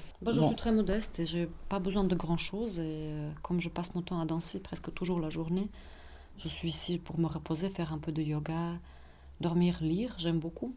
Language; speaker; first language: French; non-native, fluent; Bosnian